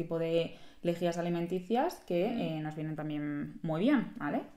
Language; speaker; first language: Spanish; native; Spanish